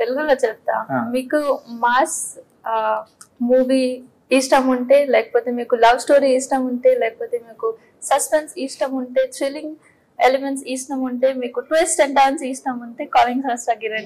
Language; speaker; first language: Telugu; non-native, learner; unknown